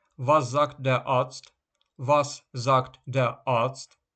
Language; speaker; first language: German; non-native, fluent; Ukrainian